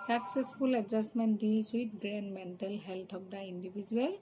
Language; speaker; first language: English; non-native, local second language; Assamese